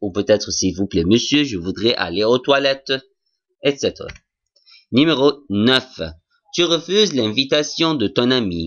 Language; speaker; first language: French; non-native, fluent; Arabic